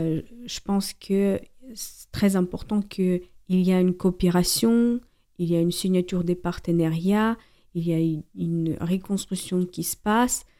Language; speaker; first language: French; non-native, fluent; Ukrainian